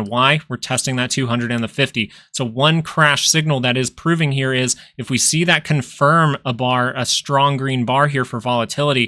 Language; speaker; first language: English; native; English